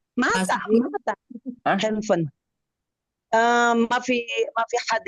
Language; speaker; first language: Arabic; non-native, learner; Indonesian